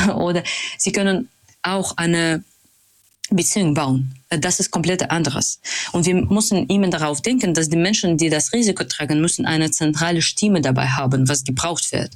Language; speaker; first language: German; non-native, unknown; Russian